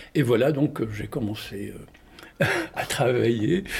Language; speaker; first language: French; non-native, local second language; Arabic